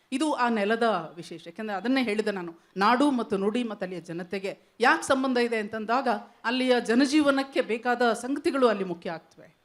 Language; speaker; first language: Kannada; non-native, local second language; Kodava